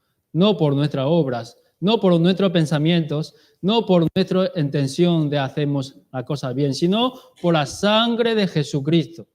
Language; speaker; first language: Spanish; non-native, learner; Chinese